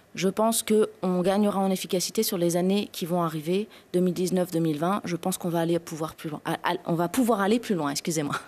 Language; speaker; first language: French; native; French